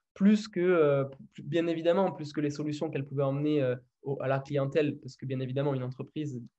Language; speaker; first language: French; native; French